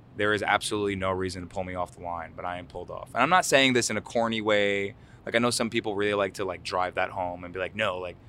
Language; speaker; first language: English; early bilingual, other home language; Arabic